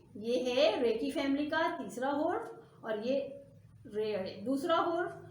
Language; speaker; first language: Hindi; non-native, local second language; Punjabi